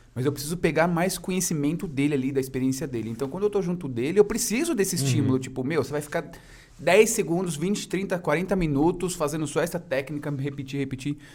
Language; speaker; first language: Portuguese; native; Portuguese